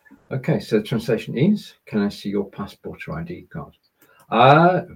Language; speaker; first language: English; native; English